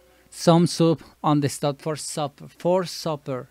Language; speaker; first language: English; non-native, learner; Spanish